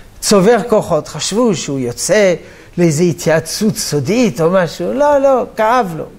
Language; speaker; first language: Hebrew; non-native, fluent; French